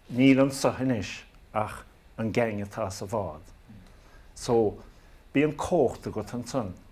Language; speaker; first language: Irish; native; Irish